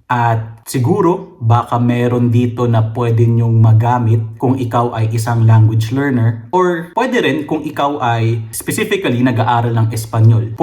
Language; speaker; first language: Filipino; native; Filipino